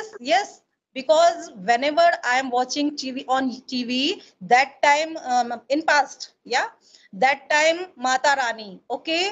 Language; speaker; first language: English; non-native, learner; Hindi